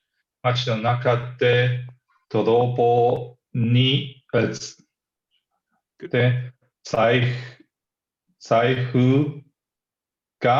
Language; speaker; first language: Japanese; non-native, learner; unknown